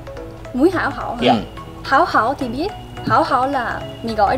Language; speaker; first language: Vietnamese; non-native, learner; Japanese